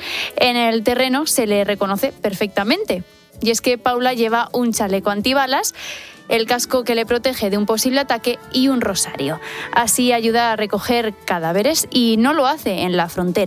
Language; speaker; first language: Spanish; native; Spanish